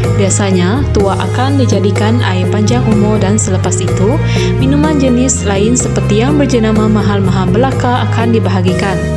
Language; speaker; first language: Malay; non-native, local second language; Iban